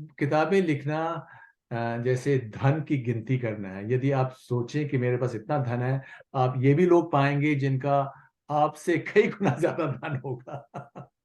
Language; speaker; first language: Hindi; non-native, local second language; Kashmiri